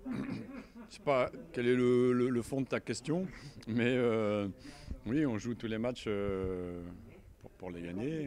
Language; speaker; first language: French; native; French